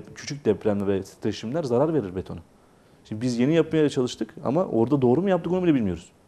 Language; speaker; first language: Turkish; native; Turkish